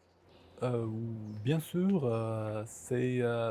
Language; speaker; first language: French; non-native, local second language; Arabic